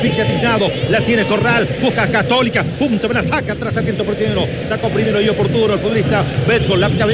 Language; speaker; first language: Spanish; native; Spanish